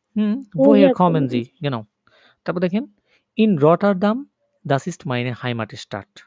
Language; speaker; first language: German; non-native, learner; Bangla